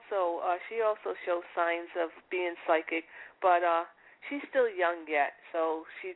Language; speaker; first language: English; early bilingual, other home language; Italian